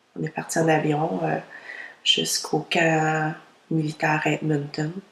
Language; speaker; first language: French; early bilingual, other home language; Vietnamese